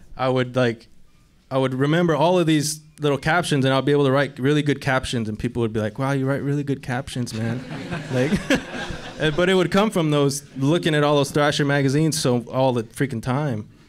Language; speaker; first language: English; native; English